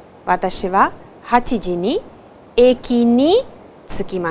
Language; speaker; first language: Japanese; non-native, fluent; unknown